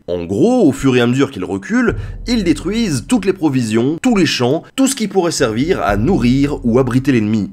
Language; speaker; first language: French; native; French